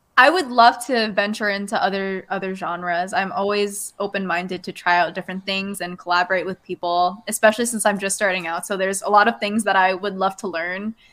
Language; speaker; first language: English; native; English